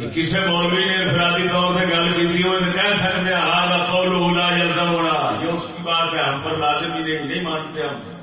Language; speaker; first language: Urdu; non-native, local second language; Punjabi